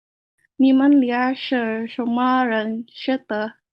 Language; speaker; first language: Chinese; non-native, learner; Indonesian